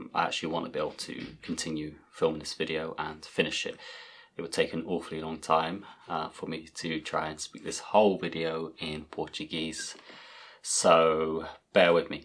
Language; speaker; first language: English; native; English